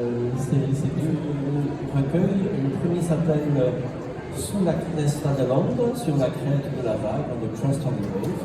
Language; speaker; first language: French; native; French